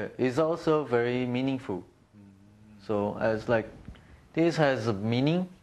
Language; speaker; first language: English; non-native, fluent; Portuguese